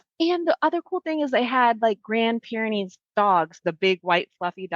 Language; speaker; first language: English; native; English